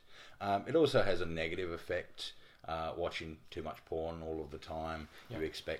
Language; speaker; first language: English; native; English